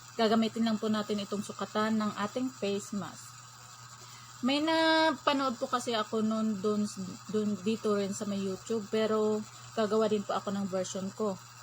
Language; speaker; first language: Filipino; non-native, local second language; Cebuano